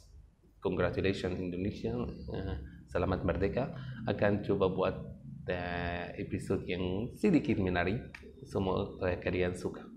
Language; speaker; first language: Indonesian; non-native, fluent; Arabic